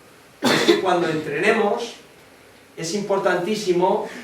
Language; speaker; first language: Spanish; native; Spanish